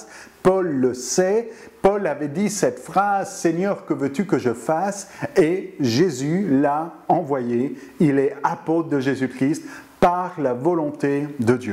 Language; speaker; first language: French; native; French